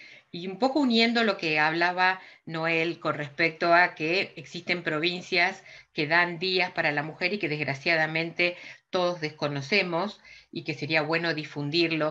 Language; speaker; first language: Spanish; native; Spanish